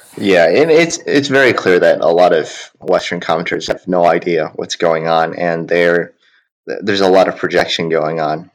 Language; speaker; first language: English; early bilingual, other home language; Chinese